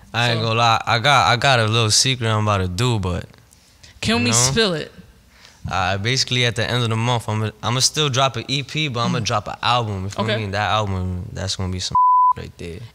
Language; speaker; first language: English; native; English